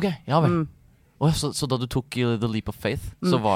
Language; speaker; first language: Norwegian; native; Norwegian